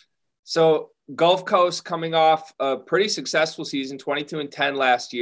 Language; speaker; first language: English; native; English